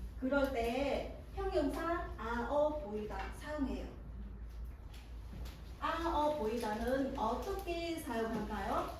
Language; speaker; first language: Korean; non-native, fluent; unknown